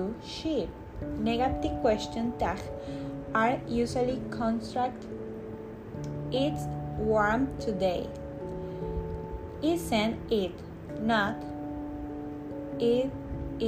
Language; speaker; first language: English; non-native, learner; Spanish